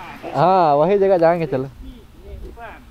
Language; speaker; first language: Hindi; native; Hindi